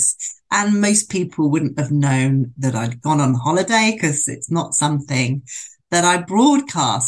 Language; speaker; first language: English; native; English